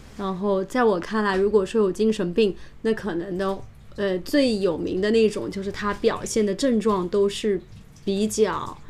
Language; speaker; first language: Chinese; native; Chinese